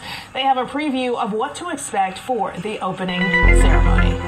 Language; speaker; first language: English; native; English